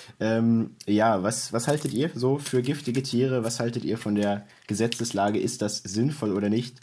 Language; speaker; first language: German; native; German